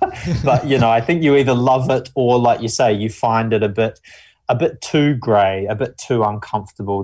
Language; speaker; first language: English; native; English